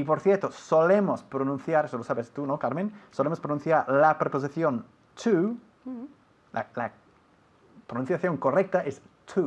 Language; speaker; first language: Spanish; non-native, fluent; English